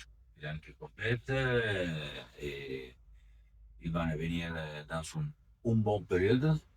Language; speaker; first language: French; non-native, learner; Italian